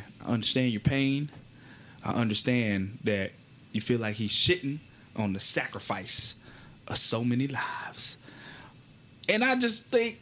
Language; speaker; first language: English; native; English